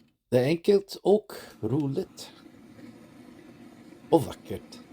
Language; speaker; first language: Swedish; non-native, learner; English